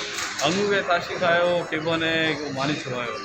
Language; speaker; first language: Korean; non-native, learner; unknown